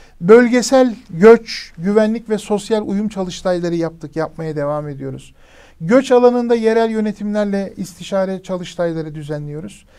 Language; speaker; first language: Turkish; native; Turkish